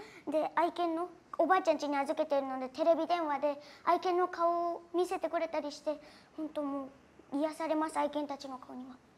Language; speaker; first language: Japanese; native; Japanese